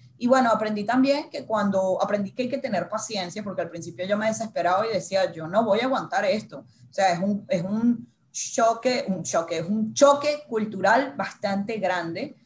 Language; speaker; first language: Spanish; native; Spanish